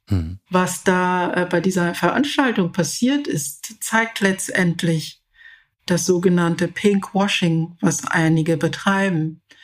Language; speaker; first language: German; early bilingual, other home language; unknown